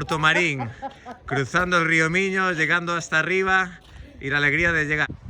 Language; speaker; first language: Spanish; native; Spanish